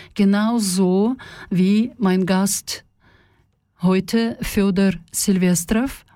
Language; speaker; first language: German; non-native, fluent; Russian